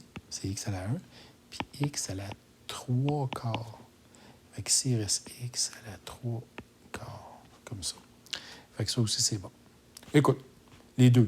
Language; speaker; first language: French; native; French